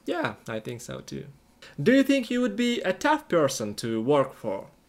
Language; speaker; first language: English; non-native, fluent; Russian